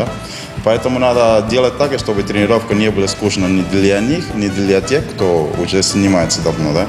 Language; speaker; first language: Russian; non-native, fluent; Spanish